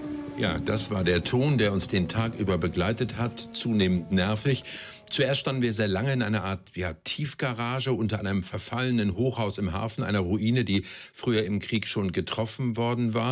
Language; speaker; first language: German; native; German